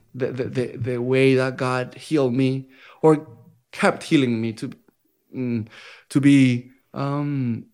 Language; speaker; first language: English; non-native, fluent; Spanish